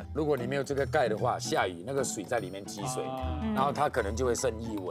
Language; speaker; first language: Chinese; native; Chinese